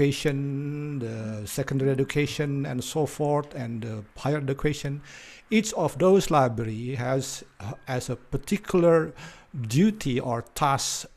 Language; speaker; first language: English; non-native, fluent; Indonesian